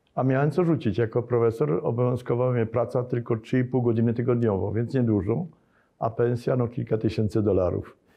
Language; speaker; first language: Polish; native; Polish